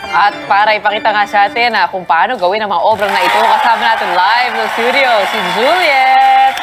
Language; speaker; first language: Filipino; native; Filipino